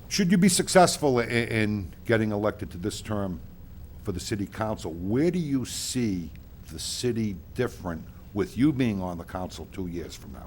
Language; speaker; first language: English; native; English